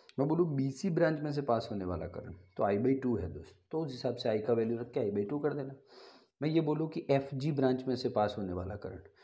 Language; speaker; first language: Hindi; non-native, local second language; Gujarati